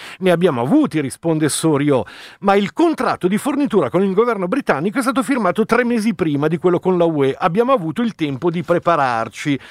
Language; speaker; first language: Italian; native; Italian